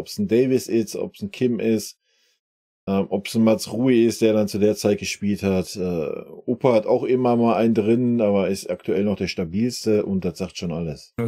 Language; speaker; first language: German; native; German